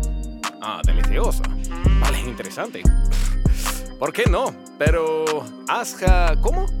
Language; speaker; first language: Spanish; non-native, learner; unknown